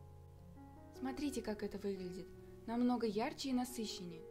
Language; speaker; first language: Russian; native; Russian